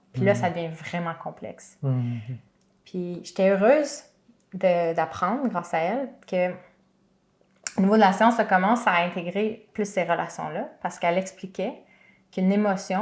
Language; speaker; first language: French; native; French